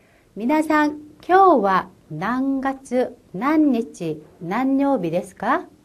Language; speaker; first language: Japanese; non-native, fluent; Korean